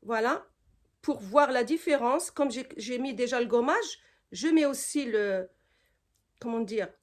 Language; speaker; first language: French; non-native, local second language; Arabic